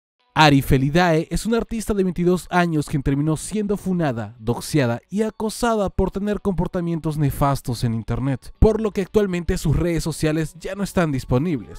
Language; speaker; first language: Spanish; native; Spanish